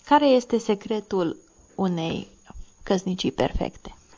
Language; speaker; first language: Romanian; native; Romanian